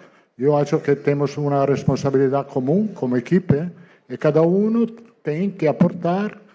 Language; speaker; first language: Portuguese; non-native, fluent; Italian